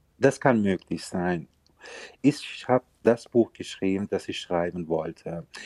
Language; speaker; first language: German; early bilingual, other home language; Turkish